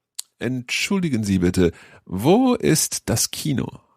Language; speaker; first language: German; non-native, learner; English